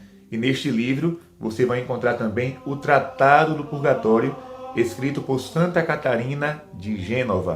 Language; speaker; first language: Portuguese; native; Portuguese